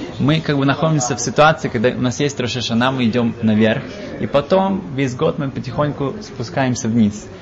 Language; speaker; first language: Russian; early bilingual, heritage; Russian